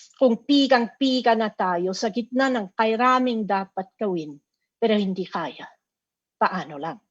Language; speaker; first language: Filipino; non-native, fluent; German